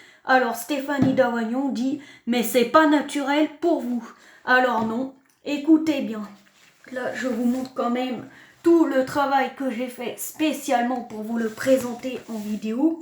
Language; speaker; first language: French; native; French